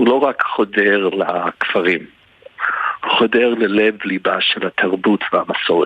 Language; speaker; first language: Hebrew; non-native, fluent; English